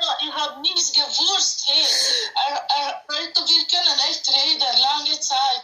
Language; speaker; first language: German; non-native, learner; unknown